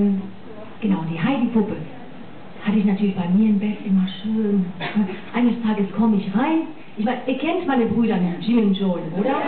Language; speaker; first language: German; non-native, fluent; English